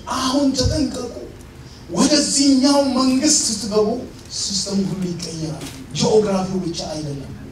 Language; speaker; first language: Amharic; native; Amharic